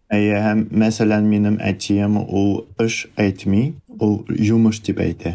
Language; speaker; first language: Tatar; early bilingual, heritage; Russian